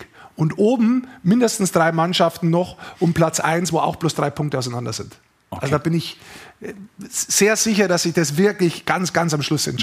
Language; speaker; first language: German; native; German